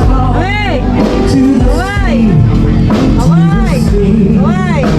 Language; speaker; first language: English; non-native, local second language; Filipino